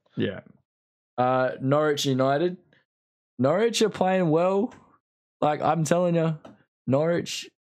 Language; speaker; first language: English; native; English